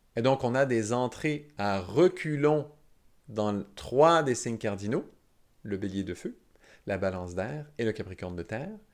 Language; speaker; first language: French; native; French